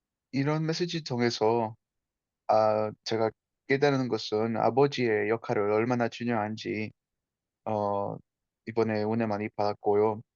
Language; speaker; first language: Korean; non-native, fluent; Spanish